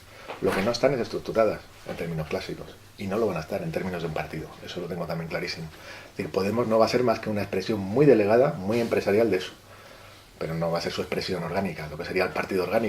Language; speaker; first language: Spanish; native; Spanish